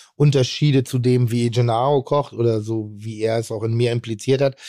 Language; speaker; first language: English; non-native, fluent; German